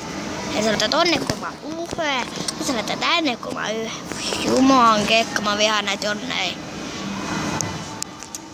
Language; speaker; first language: Finnish; native; Finnish